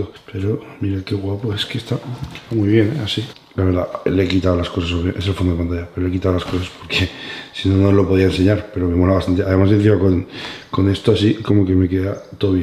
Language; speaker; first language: Spanish; native; Spanish